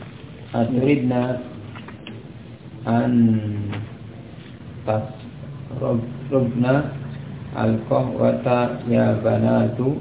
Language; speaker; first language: Arabic; non-native, learner; Indonesian